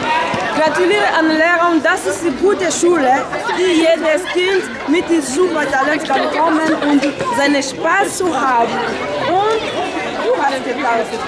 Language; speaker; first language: German; non-native, learner; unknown